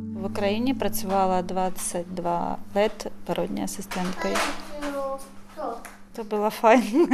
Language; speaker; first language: Czech; non-native, learner; Ukrainian